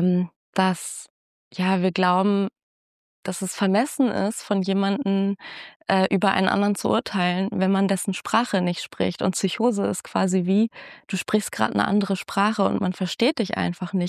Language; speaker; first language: German; native; German